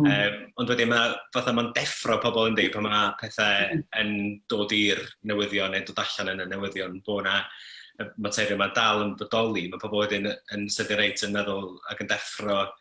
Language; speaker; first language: Welsh; native; Welsh